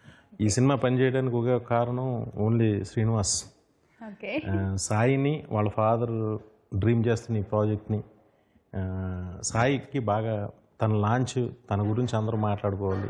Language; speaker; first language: Telugu; native; Telugu